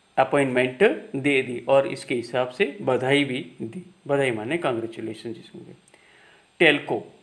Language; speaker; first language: Hindi; non-native, local second language; Gujarati